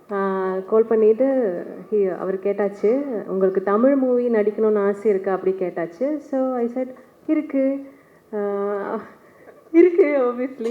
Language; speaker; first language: Tamil; non-native, learner; Malayalam